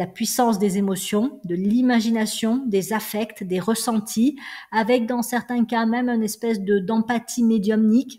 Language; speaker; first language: French; native; French